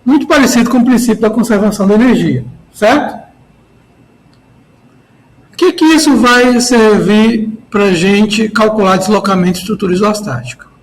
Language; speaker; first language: Portuguese; native; Portuguese